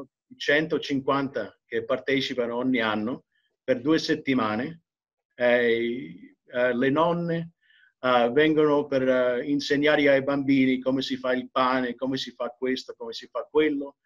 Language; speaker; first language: Italian; early bilingual, heritage; English